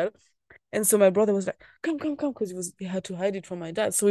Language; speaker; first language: English; non-native, fluent; French